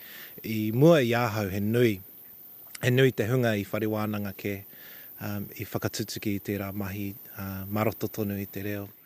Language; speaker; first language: Māori; non-native, local second language; English